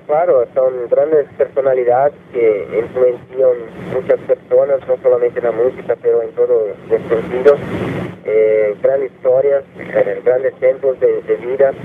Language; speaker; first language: Spanish; non-native, fluent; Portuguese